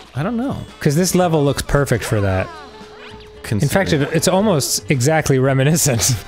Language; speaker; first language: English; native; English